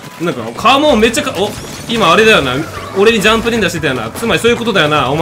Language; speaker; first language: Japanese; native; Japanese